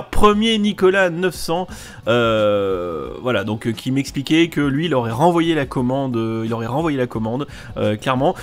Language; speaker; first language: French; native; French